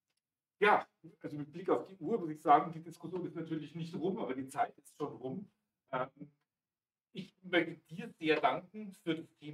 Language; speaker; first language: German; native; German